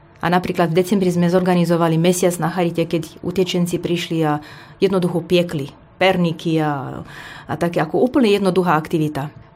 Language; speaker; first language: Slovak; non-native, fluent; Romanian